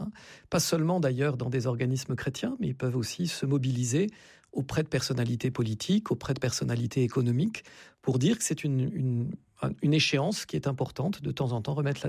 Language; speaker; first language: French; native; French